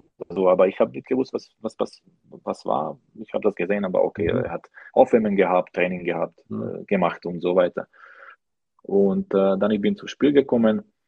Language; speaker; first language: German; non-native, learner; Slovak